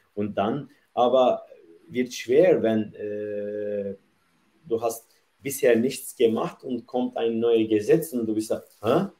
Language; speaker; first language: German; non-native, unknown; Turkish